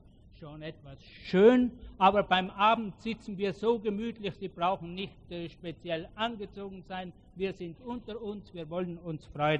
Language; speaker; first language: German; native; German